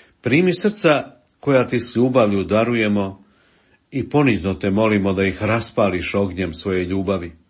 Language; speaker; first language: Croatian; native; Croatian